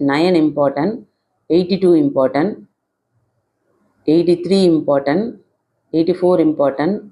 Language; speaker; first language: Tamil; native; Tamil